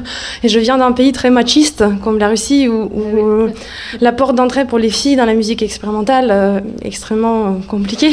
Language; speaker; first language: French; non-native, fluent; Russian